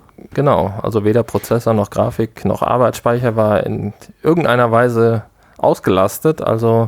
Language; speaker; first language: German; native; German